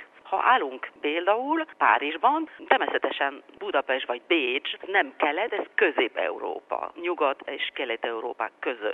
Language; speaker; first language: Hungarian; non-native, fluent; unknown